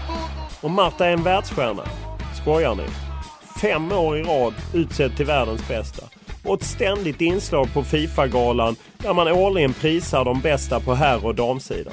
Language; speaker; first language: Swedish; native; Swedish